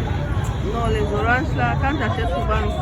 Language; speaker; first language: French; non-native, local second language; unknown